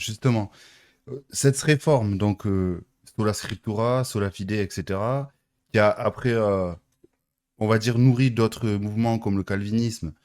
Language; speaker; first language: French; native; French